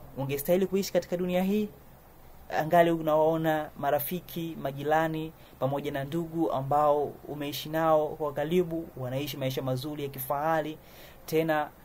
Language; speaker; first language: Swahili; native; Swahili